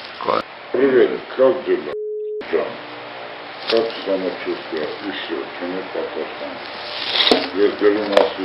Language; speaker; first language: Russian; non-native, learner; Armenian